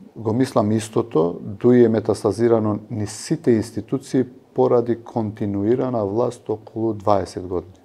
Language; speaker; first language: Macedonian; non-native, local second language; Albanian